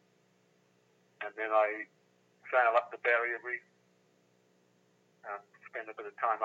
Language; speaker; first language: English; native; English